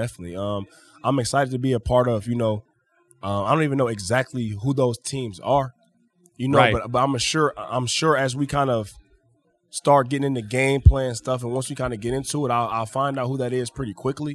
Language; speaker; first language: English; native; English